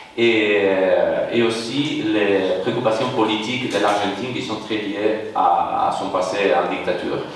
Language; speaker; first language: French; non-native, fluent; Spanish